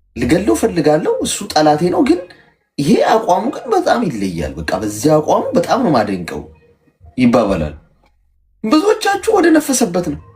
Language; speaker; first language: Amharic; native; Amharic